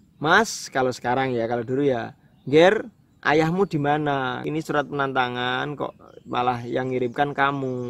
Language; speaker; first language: Indonesian; non-native, local second language; Javanese